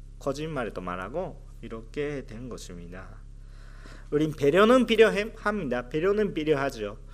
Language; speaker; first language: Korean; non-native, fluent; Japanese